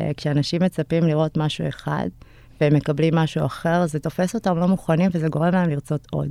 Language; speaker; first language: Hebrew; early bilingual, other home language; Amharic